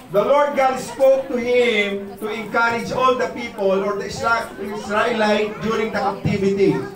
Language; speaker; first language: English; non-native, local second language; Filipino